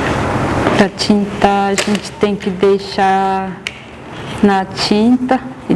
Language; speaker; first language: Portuguese; non-native, local second language; Guarani